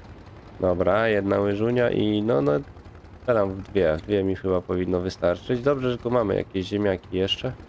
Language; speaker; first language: Polish; native; Polish